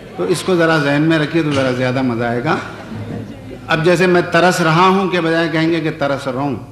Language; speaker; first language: Urdu; native; Urdu